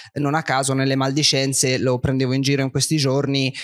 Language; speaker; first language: Italian; native; Italian